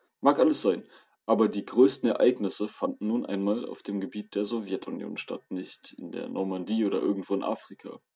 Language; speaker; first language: German; native; German